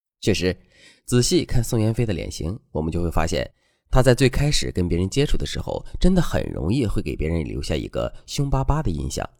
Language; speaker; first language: Chinese; native; Chinese